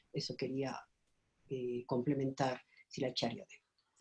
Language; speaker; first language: Spanish; native; Spanish